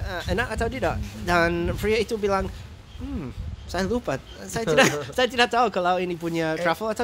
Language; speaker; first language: Indonesian; non-native, fluent; English